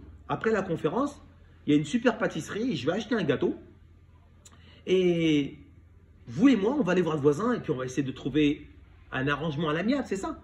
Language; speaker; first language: French; native; French